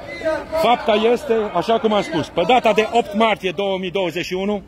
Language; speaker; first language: Romanian; native; Romanian